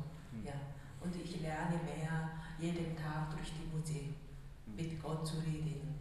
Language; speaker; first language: German; non-native, learner; Korean